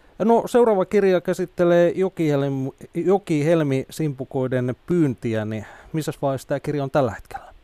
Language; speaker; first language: Finnish; native; Finnish